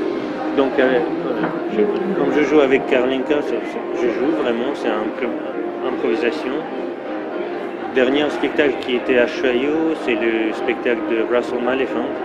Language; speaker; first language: French; non-native, fluent; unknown